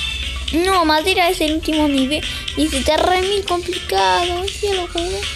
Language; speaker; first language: Spanish; native; Spanish